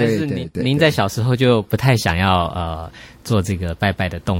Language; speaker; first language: Chinese; native; Chinese